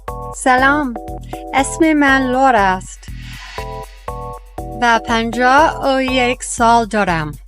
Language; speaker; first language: Persian; non-native, learner; English